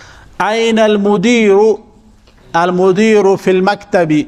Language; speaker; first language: Arabic; non-native, fluent; Urdu